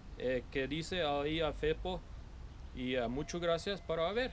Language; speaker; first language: Spanish; non-native, learner; Low German